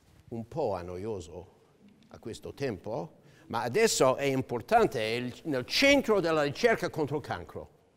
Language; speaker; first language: Italian; non-native, learner; English